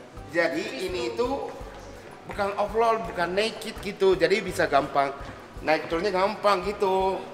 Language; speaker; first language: Indonesian; non-native, fluent; Japanese